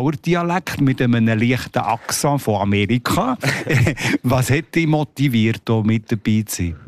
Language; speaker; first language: German; native; German